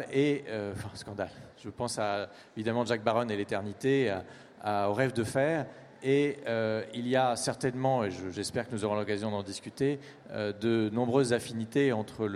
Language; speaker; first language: French; native; French